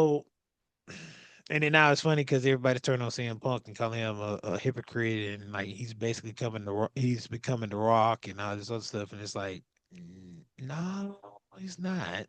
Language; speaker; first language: English; native; English